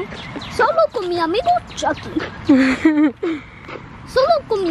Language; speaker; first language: Spanish; early bilingual, other home language; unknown